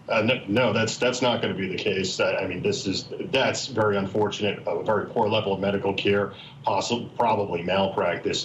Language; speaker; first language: English; native; English